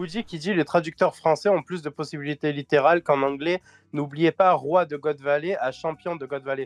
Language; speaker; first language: French; native; French